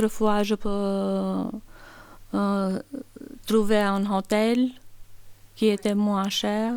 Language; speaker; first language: French; non-native, learner; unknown